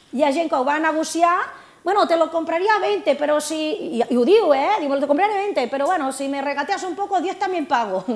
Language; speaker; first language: Spanish; non-native, local second language; Catalan